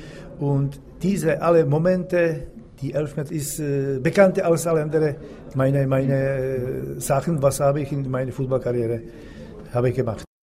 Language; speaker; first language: German; non-native, learner; Czech